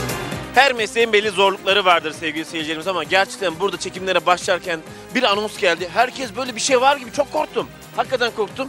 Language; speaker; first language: Turkish; native; Turkish